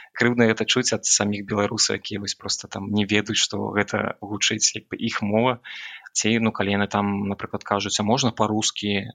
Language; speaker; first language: Belarusian; non-native, local second language; Russian